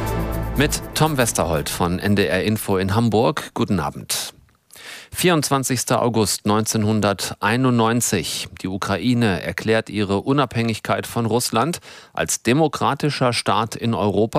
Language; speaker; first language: German; native; German